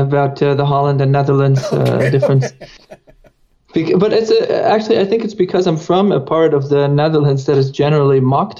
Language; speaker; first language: English; non-native, fluent; Dutch